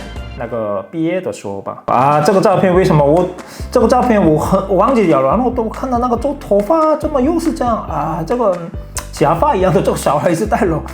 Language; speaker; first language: Chinese; non-native, fluent; Korean